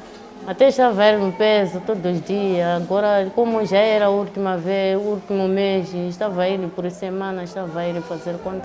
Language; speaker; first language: Portuguese; non-native, local second language; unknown